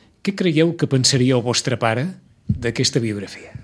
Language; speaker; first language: Catalan; native; Catalan